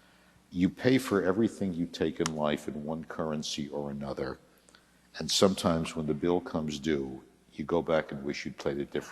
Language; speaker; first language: English; native; English